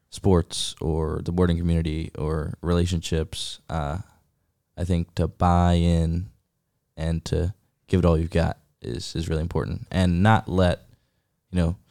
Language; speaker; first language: English; native; English